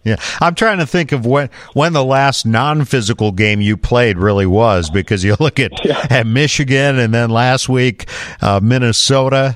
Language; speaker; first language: English; native; English